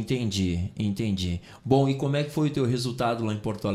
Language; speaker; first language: Portuguese; native; Portuguese